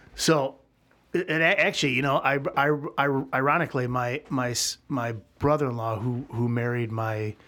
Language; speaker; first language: English; native; English